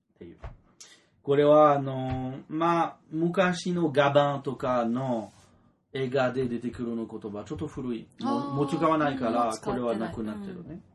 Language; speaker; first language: Japanese; non-native, learner; French